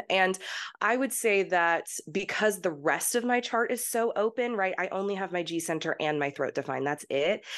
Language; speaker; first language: English; early bilingual, heritage; English